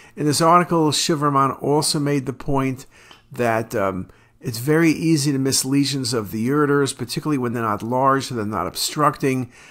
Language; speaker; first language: English; native; English